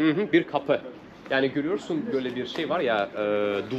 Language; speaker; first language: Turkish; non-native, fluent; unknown